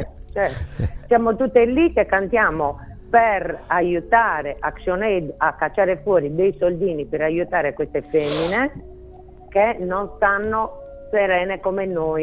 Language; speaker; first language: Italian; native; Italian